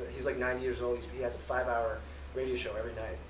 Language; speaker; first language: English; native; English